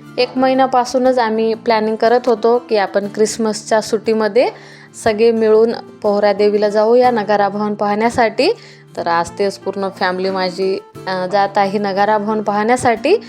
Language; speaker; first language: Marathi; non-native, local second language; Lambadi